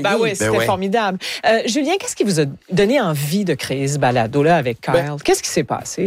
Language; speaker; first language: French; native; French